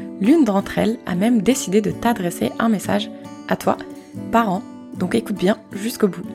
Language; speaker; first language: French; native; French